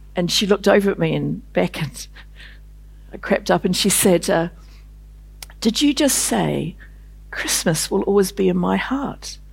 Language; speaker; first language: English; native; English